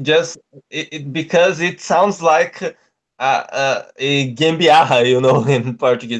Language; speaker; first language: English; non-native, learner; Portuguese